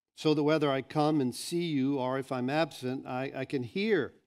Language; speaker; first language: English; native; English